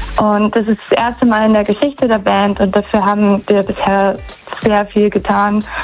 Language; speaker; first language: German; non-native, fluent; Portuguese